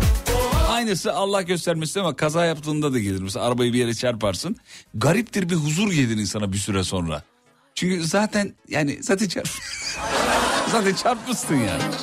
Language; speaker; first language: Turkish; native; Turkish